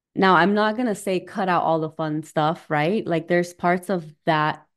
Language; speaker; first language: English; native; English